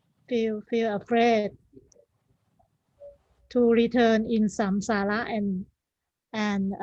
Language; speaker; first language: English; non-native, learner; Thai